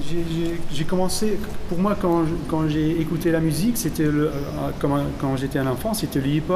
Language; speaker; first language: French; non-native, fluent; German